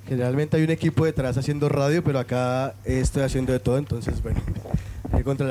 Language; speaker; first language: Spanish; native; Spanish